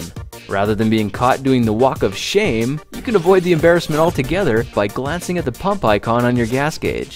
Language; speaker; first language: English; native; English